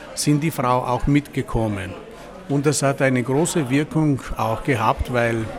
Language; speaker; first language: German; non-native, fluent; Italian